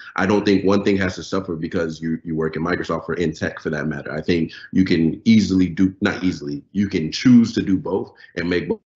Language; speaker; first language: English; non-native, local second language; Yoruba